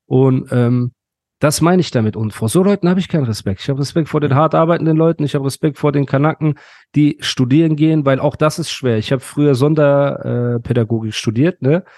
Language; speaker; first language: German; early bilingual, other home language; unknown